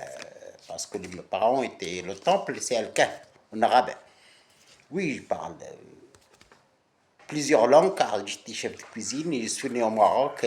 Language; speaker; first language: French; non-native, local second language; Arabic